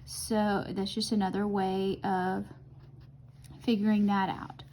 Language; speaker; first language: English; native; English